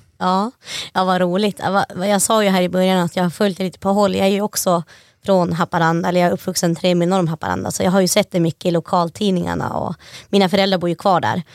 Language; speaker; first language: Swedish; native; Swedish